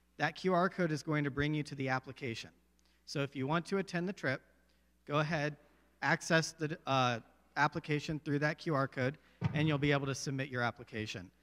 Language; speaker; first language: English; native; English